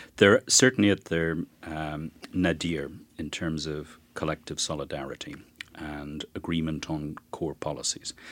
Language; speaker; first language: English; native; English